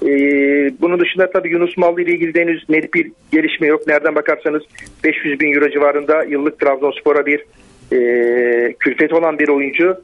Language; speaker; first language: Turkish; native; Turkish